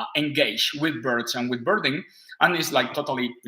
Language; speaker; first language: English; non-native, fluent; Spanish